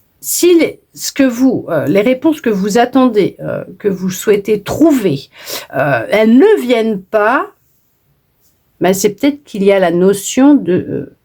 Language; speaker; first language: French; native; French